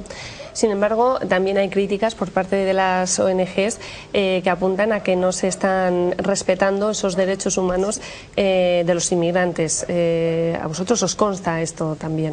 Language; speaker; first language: Spanish; native; Spanish